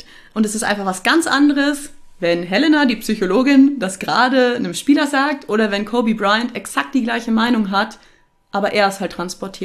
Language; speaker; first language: German; native; German